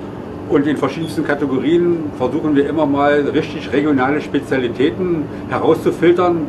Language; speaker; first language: German; native; German